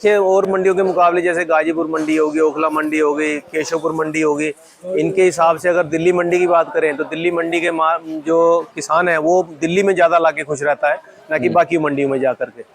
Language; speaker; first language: Hindi; native; Hindi